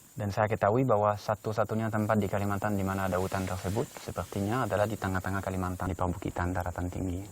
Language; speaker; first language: Indonesian; non-native, fluent; French